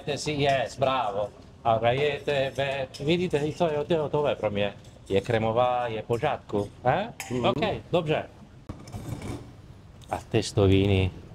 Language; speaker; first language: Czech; non-native, learner; Italian